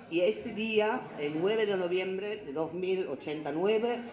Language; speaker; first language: Spanish; non-native, fluent; German